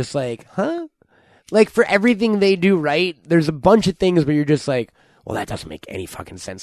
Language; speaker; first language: English; native; English